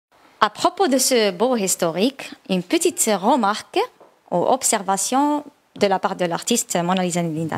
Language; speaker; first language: French; non-native, learner; Chinese